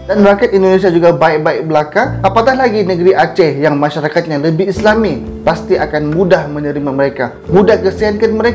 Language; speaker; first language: Malay; native; Malay